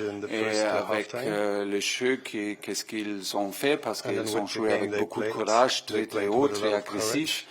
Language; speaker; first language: French; non-native, fluent; German